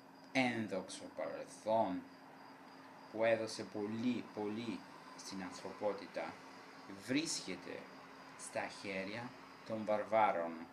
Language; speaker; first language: Greek; non-native, fluent; Italian